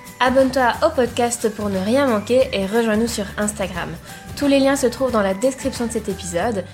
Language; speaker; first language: French; native; French